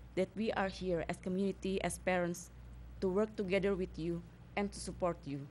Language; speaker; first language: English; non-native, fluent; Indonesian